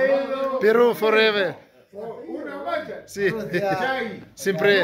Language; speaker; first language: Spanish; non-native, learner; Russian